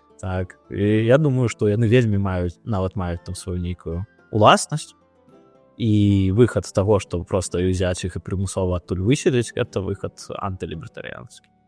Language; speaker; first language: Belarusian; non-native, local second language; Russian